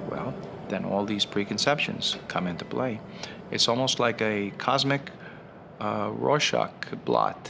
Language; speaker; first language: English; native; English